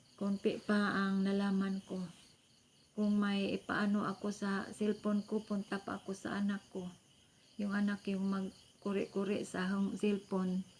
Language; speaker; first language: Filipino; non-native, local second language; Cebuano